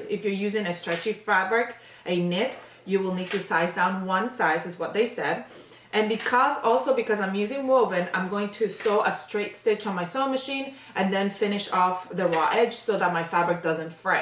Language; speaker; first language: English; native; English